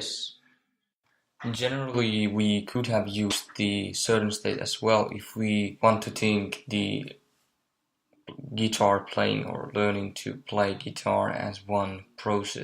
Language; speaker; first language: English; non-native, fluent; Finnish